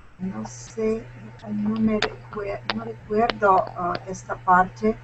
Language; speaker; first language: Spanish; non-native, learner; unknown